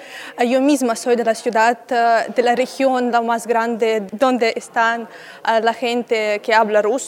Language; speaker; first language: Spanish; non-native, learner; Russian